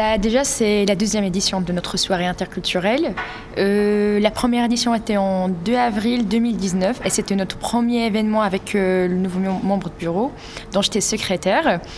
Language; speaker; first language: French; non-native, local second language; Arabic